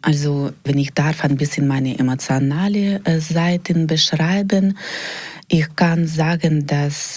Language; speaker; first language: German; non-native, learner; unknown